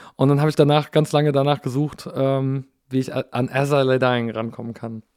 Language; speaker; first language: German; early bilingual, other home language; English